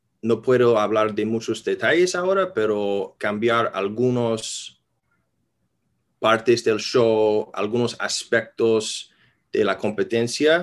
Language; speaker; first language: Spanish; non-native, fluent; English